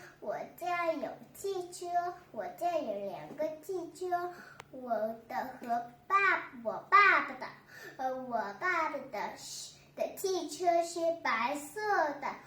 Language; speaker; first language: Chinese; non-native, learner; Vietnamese